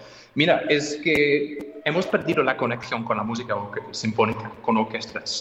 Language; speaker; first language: Spanish; non-native, fluent; English